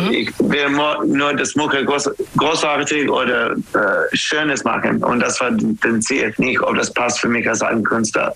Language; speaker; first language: German; non-native, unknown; English